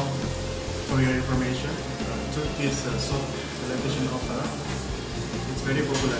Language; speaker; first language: English; non-native, learner; Indonesian